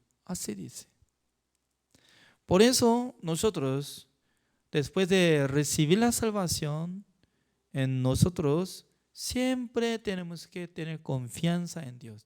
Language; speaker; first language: Spanish; non-native, learner; Korean